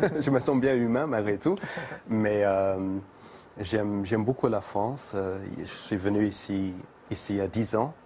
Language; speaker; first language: French; non-native, fluent; English